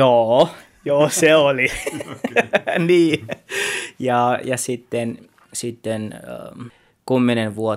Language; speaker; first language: Finnish; non-native, learner; Tswana